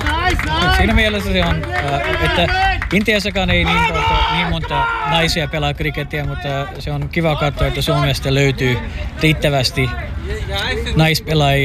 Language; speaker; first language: Finnish; non-native, fluent; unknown